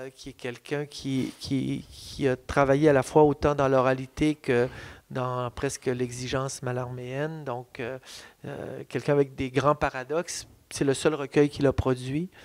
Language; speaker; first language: French; native; French